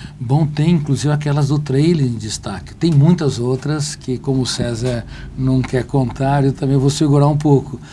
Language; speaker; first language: Portuguese; native; Portuguese